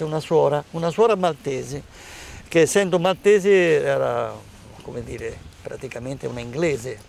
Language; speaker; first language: Italian; native; Italian